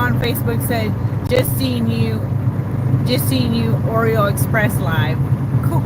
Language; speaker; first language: English; native; English